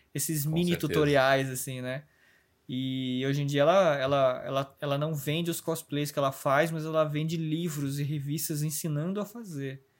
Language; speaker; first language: Portuguese; native; Portuguese